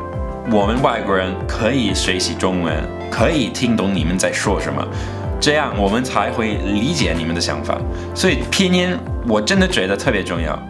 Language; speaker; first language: Chinese; non-native, fluent; English